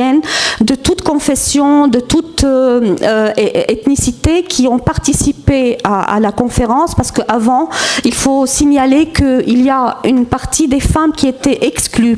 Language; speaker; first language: French; non-native, fluent; Arabic